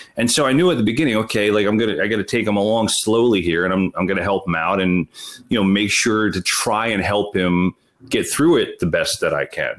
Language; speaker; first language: English; native; English